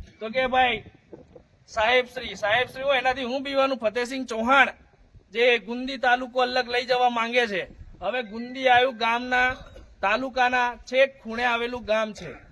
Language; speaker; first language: Gujarati; non-native, local second language; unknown